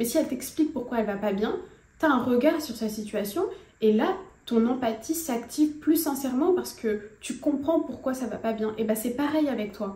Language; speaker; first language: French; native; French